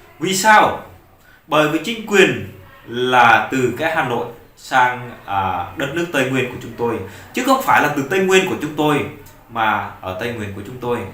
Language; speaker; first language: Vietnamese; non-native, local second language; Jarai